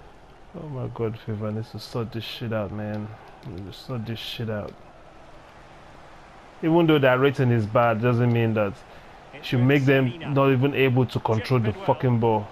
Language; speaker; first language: English; native; English